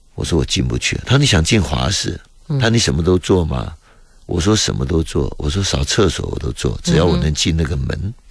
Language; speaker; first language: Chinese; native; Chinese